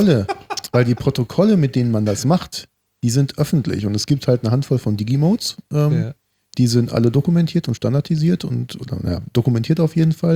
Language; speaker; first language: German; native; German